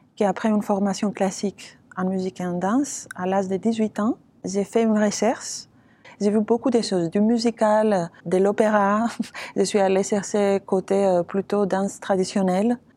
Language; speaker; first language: French; non-native, fluent; Greek